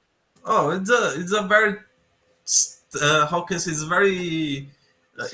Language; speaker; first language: English; non-native, learner; Portuguese